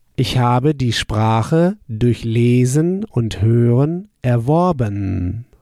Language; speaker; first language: German; non-native, fluent; English